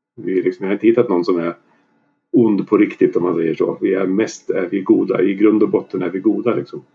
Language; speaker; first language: Swedish; native; Swedish